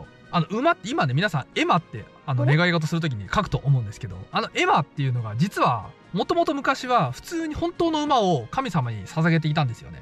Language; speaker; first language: Japanese; native; Japanese